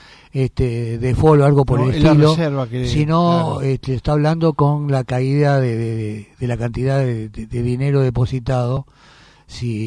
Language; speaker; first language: Spanish; native; Spanish